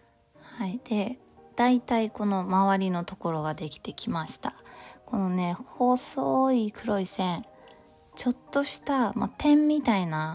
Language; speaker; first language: Japanese; native; Japanese